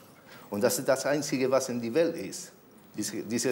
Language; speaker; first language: German; non-native, fluent; Spanish